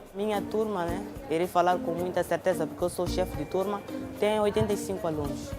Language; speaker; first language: Portuguese; non-native, local second language; Tsonga